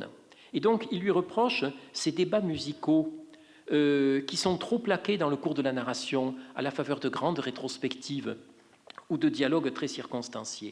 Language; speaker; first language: French; native; French